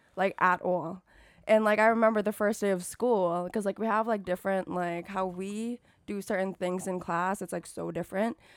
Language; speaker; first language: English; early bilingual, other home language; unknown